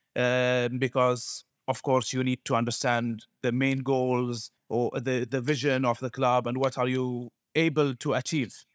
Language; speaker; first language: English; non-native, fluent; Arabic